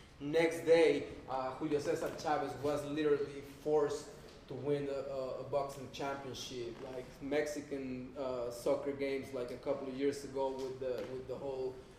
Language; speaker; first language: English; non-native, fluent; Spanish